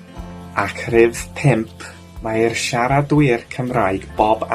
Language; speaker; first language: Welsh; non-native, learner; English